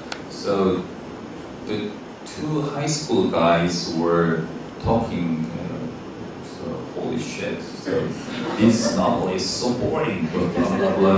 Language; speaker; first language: English; non-native, learner; Korean